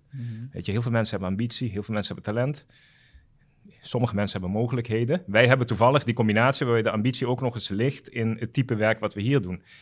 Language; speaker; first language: Dutch; non-native, local second language; Papiamento